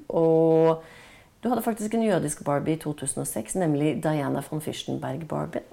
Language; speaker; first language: Norwegian; native; Norwegian